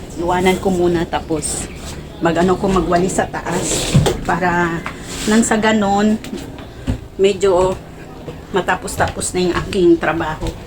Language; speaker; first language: Filipino; non-native, local second language; Cebuano